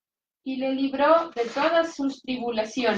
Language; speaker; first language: Spanish; native; Spanish